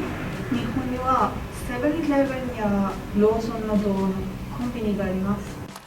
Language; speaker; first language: Japanese; non-native, learner; Italian